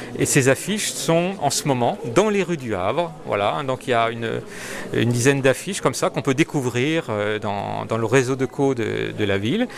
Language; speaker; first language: French; native; French